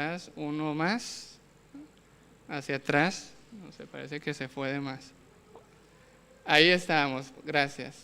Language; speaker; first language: Spanish; native; Spanish